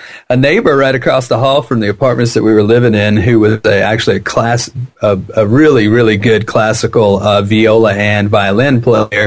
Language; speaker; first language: English; native; English